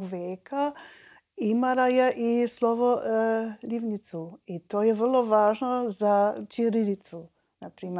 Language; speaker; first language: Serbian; non-native, fluent; German